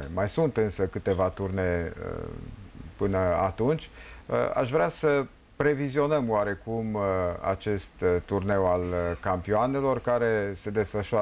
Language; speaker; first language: Romanian; native; Romanian